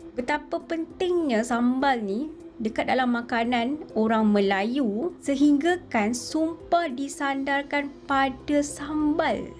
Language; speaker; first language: Malay; native; Malay